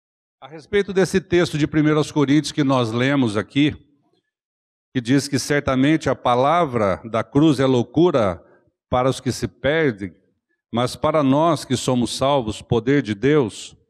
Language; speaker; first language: Portuguese; native; Portuguese